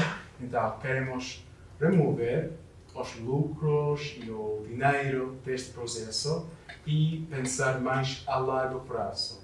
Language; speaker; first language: Portuguese; non-native, learner; English